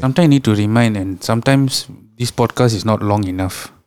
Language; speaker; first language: English; non-native, local second language; Tamil